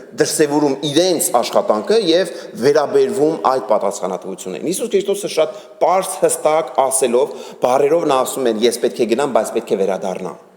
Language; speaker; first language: Armenian; native; Armenian